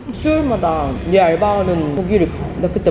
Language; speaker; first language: Korean; native; Korean